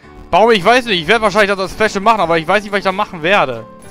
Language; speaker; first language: German; native; German